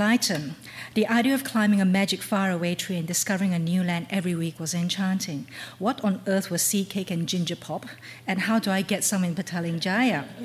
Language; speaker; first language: English; non-native, local second language; Cantonese